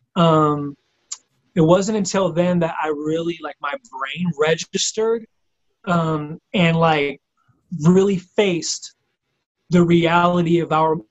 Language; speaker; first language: English; native; English